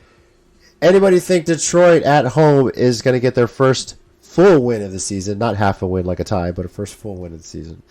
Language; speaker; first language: English; native; English